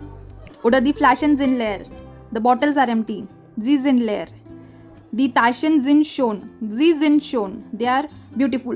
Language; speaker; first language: German; non-native, learner; Hindi